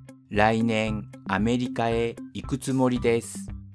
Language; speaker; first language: Japanese; native; Japanese